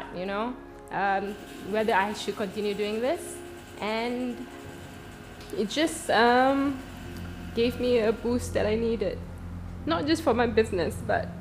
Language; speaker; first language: English; non-native, local second language; Malay